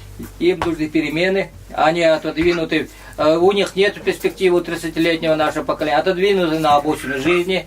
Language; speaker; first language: Russian; native; Russian